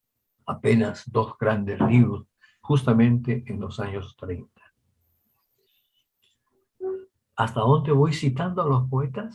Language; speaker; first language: Spanish; native; Spanish